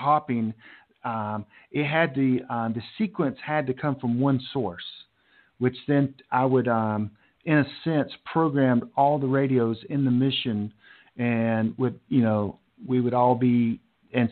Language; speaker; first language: English; native; English